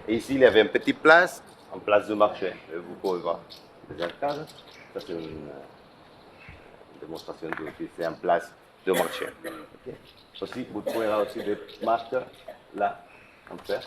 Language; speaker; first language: French; non-native, local second language; Catalan